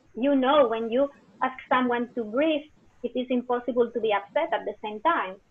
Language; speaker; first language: English; non-native, fluent; Spanish